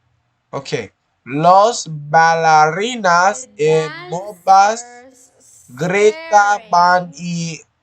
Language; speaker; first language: Spanish; non-native, learner; English